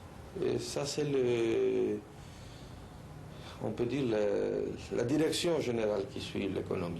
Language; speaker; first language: French; non-native, fluent; Spanish